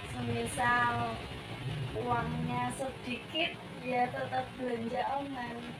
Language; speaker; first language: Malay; non-native, local second language; Javanese